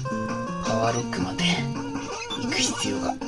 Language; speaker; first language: Japanese; native; Japanese